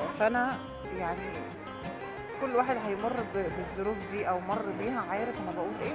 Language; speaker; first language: Arabic; native; Arabic